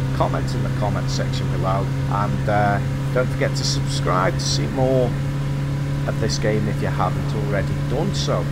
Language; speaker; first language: English; native; English